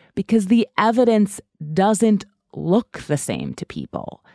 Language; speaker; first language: English; non-native, fluent; German